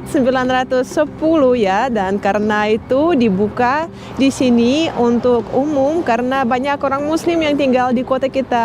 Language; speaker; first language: Indonesian; non-native, fluent; Russian